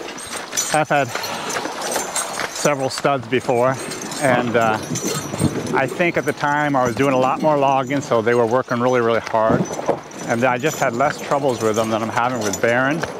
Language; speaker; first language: English; native; English